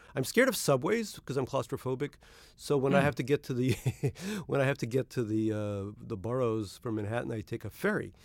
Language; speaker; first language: English; native; English